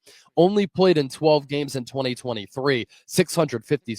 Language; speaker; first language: English; native; English